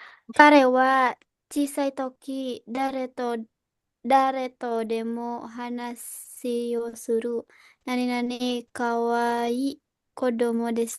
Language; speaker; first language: Japanese; non-native, learner; Indonesian